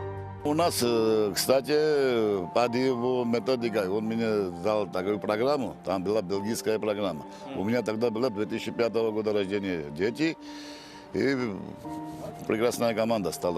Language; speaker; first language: Russian; non-native, fluent; Georgian